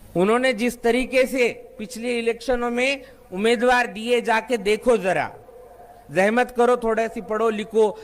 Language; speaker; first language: Hindi; non-native, local second language; Marathi